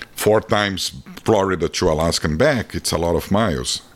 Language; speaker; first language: English; non-native, fluent; Portuguese